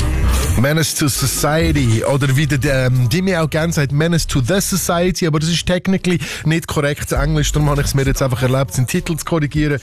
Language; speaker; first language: German; native; German